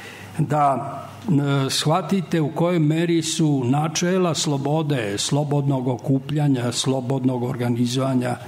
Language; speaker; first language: Serbian; native; Serbian